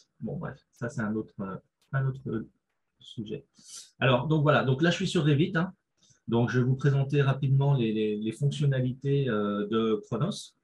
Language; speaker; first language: French; native; French